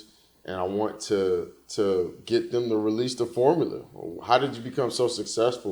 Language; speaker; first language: English; native; English